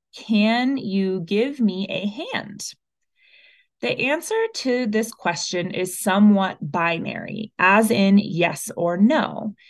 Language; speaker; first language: English; early bilingual, other home language; Spanish